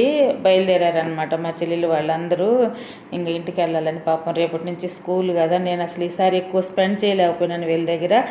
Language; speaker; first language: Telugu; native; Telugu